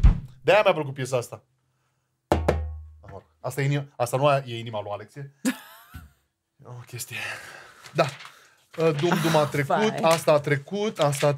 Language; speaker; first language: Romanian; native; Romanian